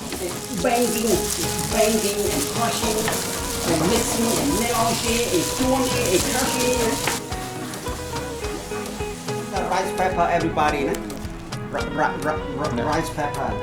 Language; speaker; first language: English; non-native, learner; Khmer